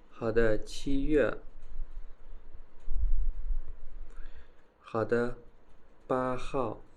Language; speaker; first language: Chinese; non-native, fluent; Khmer